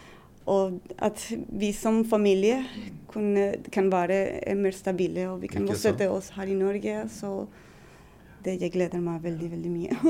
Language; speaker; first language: Norwegian; non-native, fluent; Spanish